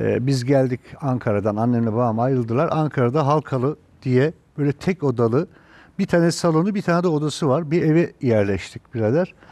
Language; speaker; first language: Turkish; native; Turkish